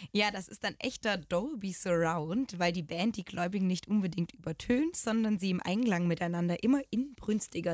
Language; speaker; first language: German; native; German